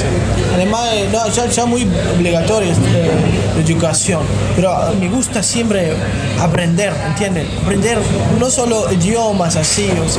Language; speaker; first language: Spanish; non-native, learner; Arabic